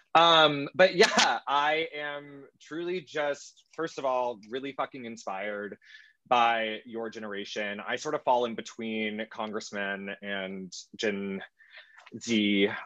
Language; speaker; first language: English; native; English